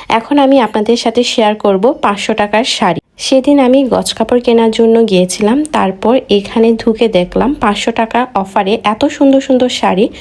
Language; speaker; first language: Bangla; native; Bangla